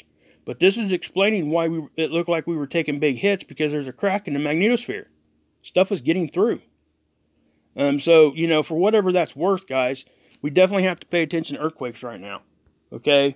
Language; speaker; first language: English; native; English